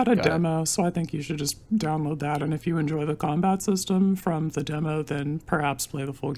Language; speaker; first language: English; native; English